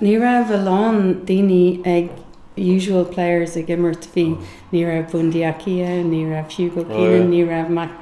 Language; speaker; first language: Irish; non-native, learner; English